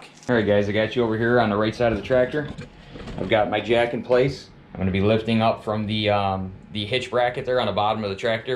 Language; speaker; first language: English; native; English